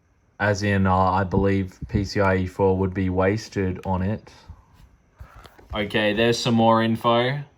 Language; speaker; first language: English; native; English